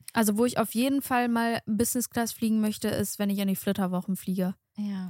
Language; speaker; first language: German; native; German